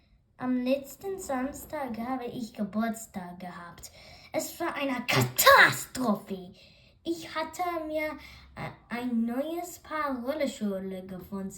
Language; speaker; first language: German; non-native, learner; English